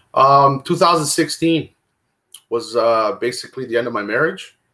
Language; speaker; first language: English; non-native, fluent; Italian